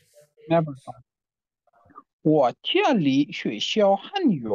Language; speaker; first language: Chinese; non-native, learner; Urdu